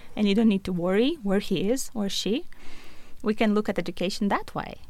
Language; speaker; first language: English; non-native, fluent; Latvian